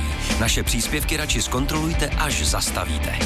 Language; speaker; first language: Czech; native; Czech